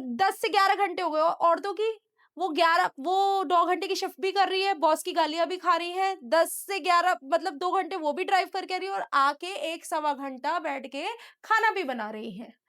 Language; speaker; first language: Hindi; native; Hindi